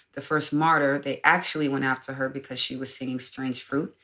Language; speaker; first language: English; native; English